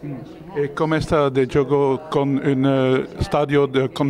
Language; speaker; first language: Spanish; non-native, learner; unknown